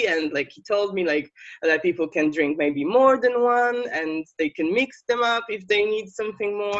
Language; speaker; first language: English; non-native, fluent; Polish